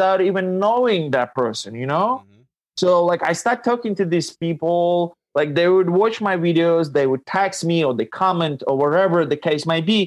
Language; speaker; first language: English; non-native, fluent; Ukrainian